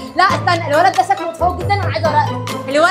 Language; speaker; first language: Arabic; native; Arabic